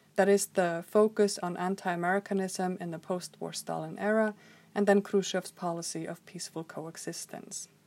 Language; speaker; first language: English; non-native, fluent; Icelandic